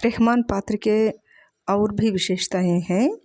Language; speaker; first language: Hindi; non-native, local second language; Telugu